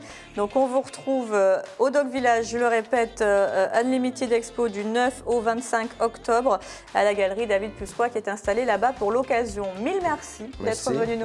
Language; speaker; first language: French; native; French